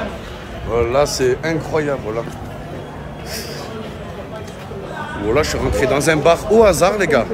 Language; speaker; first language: French; native; French